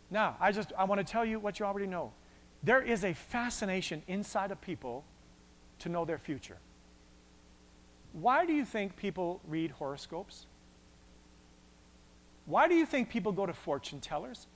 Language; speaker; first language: English; native; English